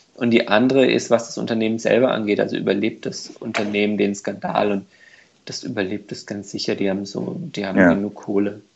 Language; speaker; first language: German; non-native, fluent; Hungarian